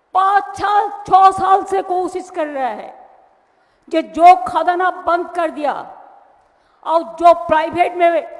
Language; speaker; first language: Hindi; non-native, local second language; Bangla